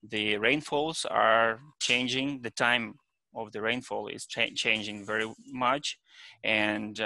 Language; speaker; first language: English; non-native, fluent; Ukrainian